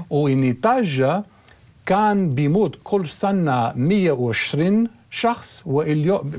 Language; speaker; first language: Arabic; non-native, learner; English